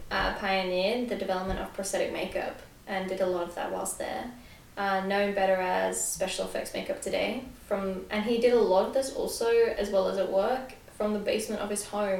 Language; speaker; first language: English; native; English